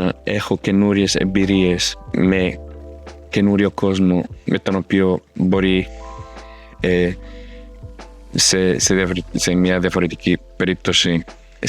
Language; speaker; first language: Greek; non-native, fluent; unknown